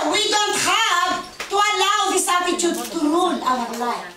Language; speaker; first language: English; non-native, local second language; Filipino